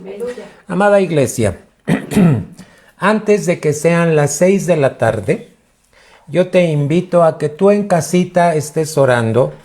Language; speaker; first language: Spanish; native; Spanish